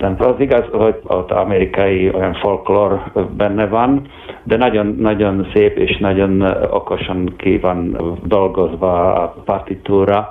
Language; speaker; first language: Hungarian; non-native, fluent; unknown